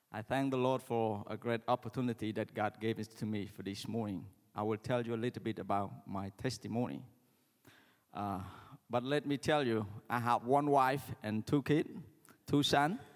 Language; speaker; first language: English; non-native, learner; Khmer